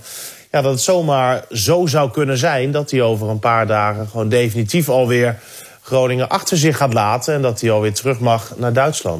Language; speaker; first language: Dutch; native; Dutch